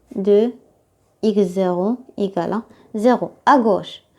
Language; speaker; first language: French; non-native, local second language; Arabic